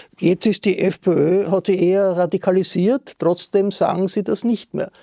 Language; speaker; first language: German; native; German